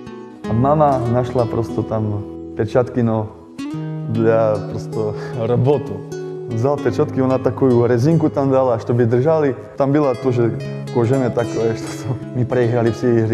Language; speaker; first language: Russian; non-native, learner; Slovak